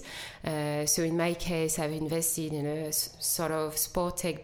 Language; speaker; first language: English; non-native, fluent; French